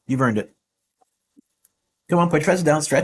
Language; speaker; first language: English; native; English